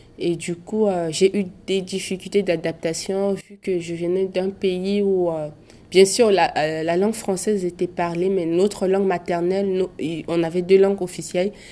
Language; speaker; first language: French; non-native, local second language; Sango